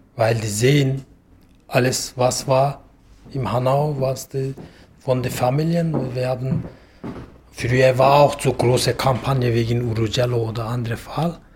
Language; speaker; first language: German; non-native, learner; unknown